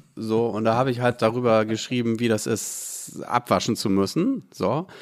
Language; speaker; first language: German; native; German